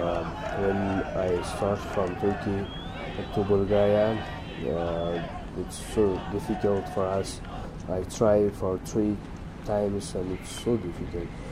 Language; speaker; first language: English; non-native, learner; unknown